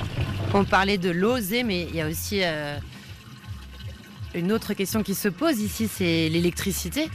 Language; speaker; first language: French; native; French